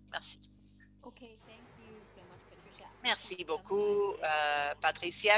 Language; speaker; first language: French; non-native, fluent; Spanish